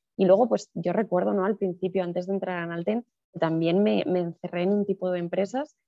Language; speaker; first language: Spanish; native; Spanish